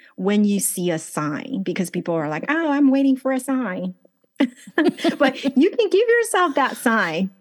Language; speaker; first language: English; early bilingual, other home language; Chinese